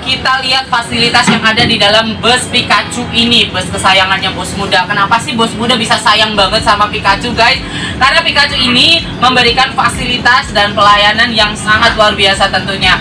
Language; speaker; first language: Indonesian; native; Indonesian